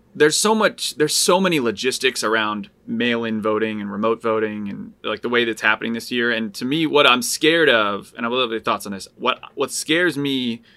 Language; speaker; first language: English; native; English